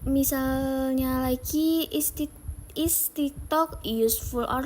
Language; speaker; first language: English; non-native, learner; Indonesian